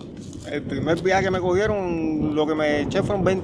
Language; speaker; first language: Spanish; native; Spanish